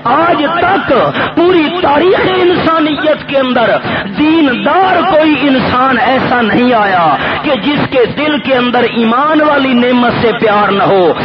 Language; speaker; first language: Urdu; non-native, local second language; Pashto